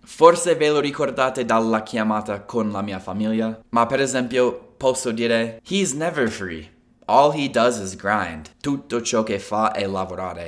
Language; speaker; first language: Italian; non-native, fluent; English